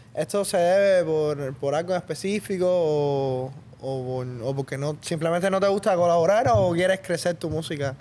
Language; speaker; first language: Spanish; native; Spanish